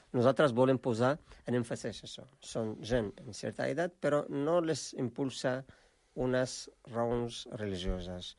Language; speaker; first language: Catalan; non-native, fluent; Arabic